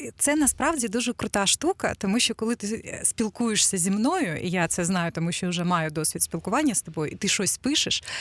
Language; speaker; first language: Ukrainian; non-native, local second language; Russian